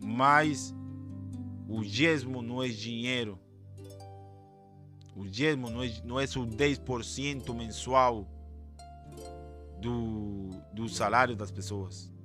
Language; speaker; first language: Portuguese; non-native, fluent; Spanish